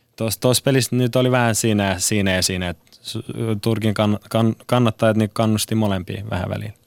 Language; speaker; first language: Finnish; non-native, fluent; Persian